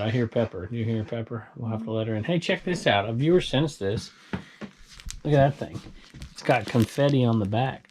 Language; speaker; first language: English; native; English